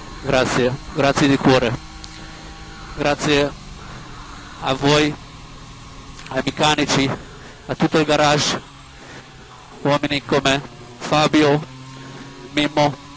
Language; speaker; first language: Italian; non-native, learner; German